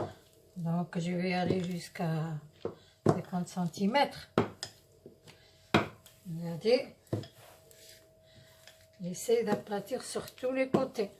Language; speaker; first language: French; non-native, local second language; Arabic